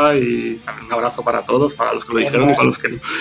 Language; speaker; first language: Spanish; native; Spanish